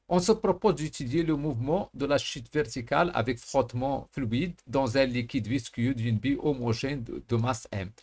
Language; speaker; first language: French; non-native, local second language; Arabic